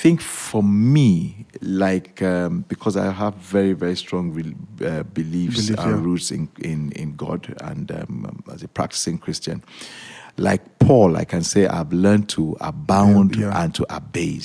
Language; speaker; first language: English; non-native, local second language; Yoruba